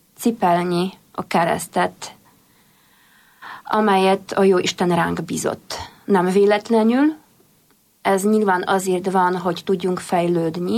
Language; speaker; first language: Hungarian; non-native, fluent; Polish